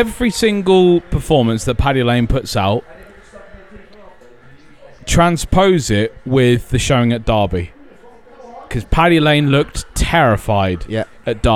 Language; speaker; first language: English; native; English